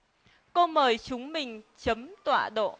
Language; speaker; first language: Vietnamese; native; Vietnamese